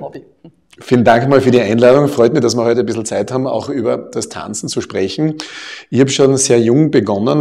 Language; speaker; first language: German; native; German